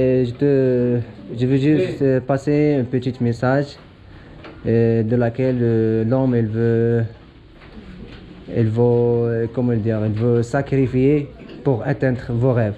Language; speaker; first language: French; non-native, learner; Arabic